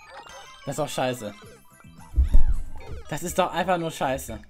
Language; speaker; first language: German; native; German